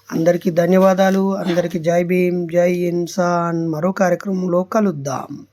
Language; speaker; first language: Telugu; native; Telugu